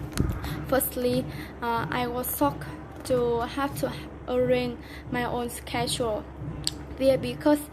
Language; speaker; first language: English; non-native, learner; Vietnamese